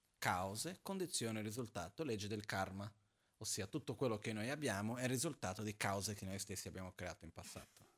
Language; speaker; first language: Italian; non-native, fluent; Portuguese